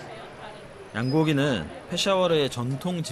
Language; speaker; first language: Korean; native; Korean